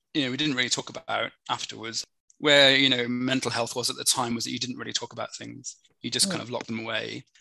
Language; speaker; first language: English; native; English